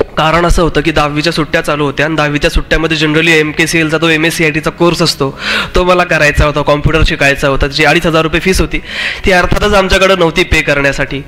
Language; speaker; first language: Marathi; non-native, local second language; Urdu